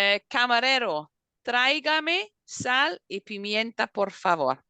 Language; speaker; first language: Spanish; non-native, fluent; English